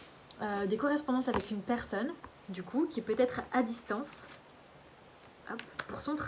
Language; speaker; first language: French; native; French